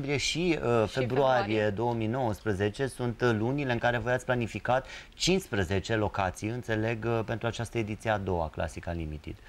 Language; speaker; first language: Romanian; native; Romanian